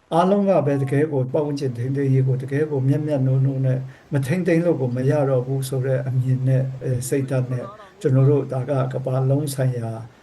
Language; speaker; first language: Burmese; non-native, local second language; Kachin